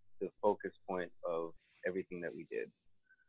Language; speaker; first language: English; native; English